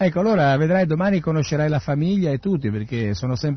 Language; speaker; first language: Italian; native; Italian